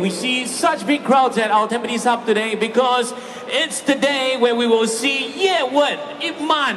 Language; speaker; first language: English; non-native, local second language; Chinese